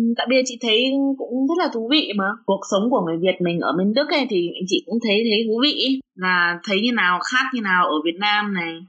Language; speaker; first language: Vietnamese; early bilingual, other home language; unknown